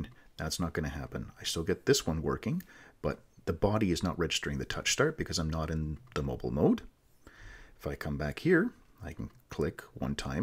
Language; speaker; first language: English; native; English